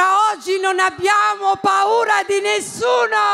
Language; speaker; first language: Italian; non-native, fluent; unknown